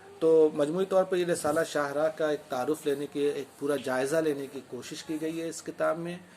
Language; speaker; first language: Urdu; native; Urdu